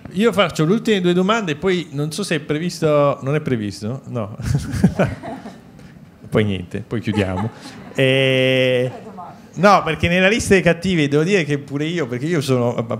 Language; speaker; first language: Italian; native; Italian